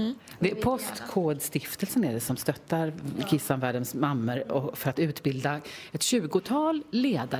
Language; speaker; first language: Swedish; native; Swedish